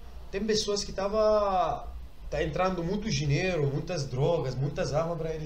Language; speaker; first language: Portuguese; non-native, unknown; Arabic